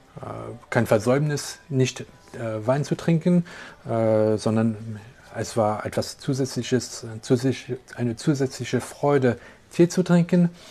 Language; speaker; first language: German; non-native, local second language; French